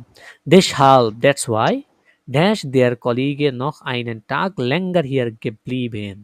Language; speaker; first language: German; non-native, fluent; Bangla